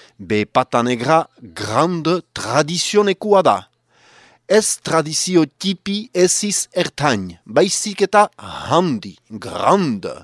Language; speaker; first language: Basque; native; Basque